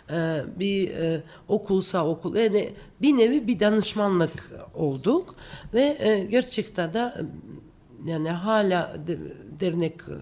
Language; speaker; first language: Turkish; non-native, fluent; Georgian